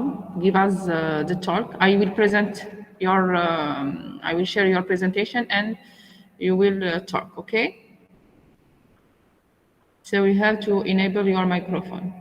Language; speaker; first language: English; non-native, learner; Arabic